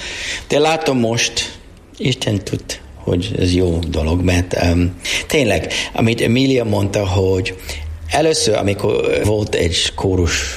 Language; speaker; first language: Hungarian; non-native, learner; English